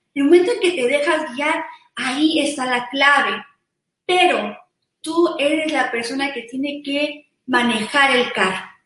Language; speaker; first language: Spanish; early bilingual, heritage; Spanish